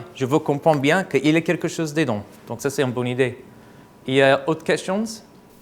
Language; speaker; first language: French; non-native, fluent; English